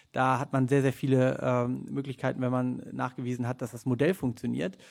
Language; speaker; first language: German; native; German